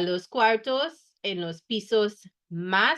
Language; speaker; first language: Spanish; non-native, fluent; English